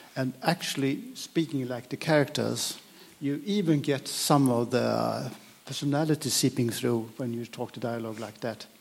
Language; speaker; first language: English; non-native, fluent; Swedish